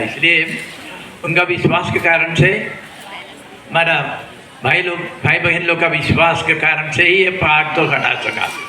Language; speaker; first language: Hindi; non-native, local second language; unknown